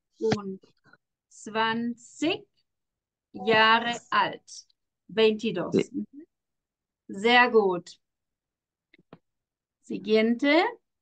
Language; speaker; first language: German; non-native, fluent; Spanish